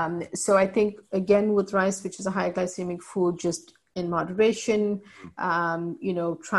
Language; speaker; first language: English; native; English